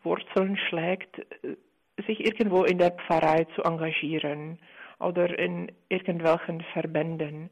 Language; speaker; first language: German; non-native, fluent; Czech